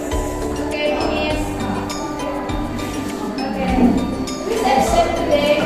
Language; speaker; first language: English; non-native, fluent; Indonesian